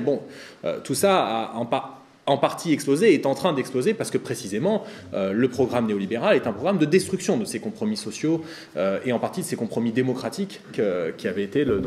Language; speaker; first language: French; native; French